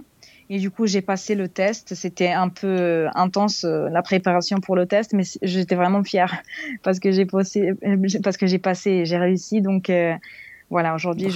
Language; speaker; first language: French; non-native, fluent; Serbian